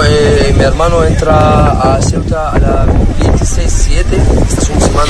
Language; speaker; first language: Spanish; non-native, learner; Arabic